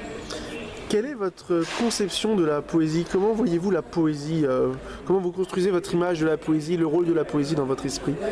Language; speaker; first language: French; native; French